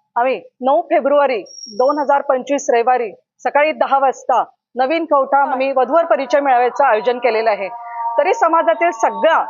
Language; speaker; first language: Marathi; non-native, local second language; Telugu